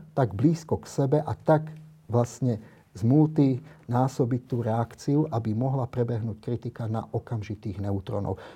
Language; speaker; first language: Slovak; native; Slovak